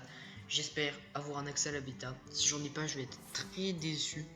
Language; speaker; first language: French; native; French